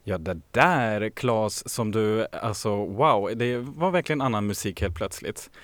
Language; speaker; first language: Swedish; non-native, fluent; German